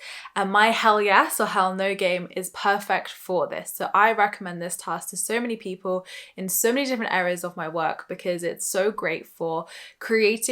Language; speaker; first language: English; native; English